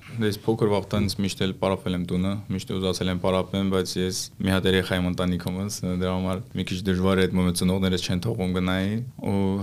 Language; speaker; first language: Armenian; early bilingual, heritage; Armenian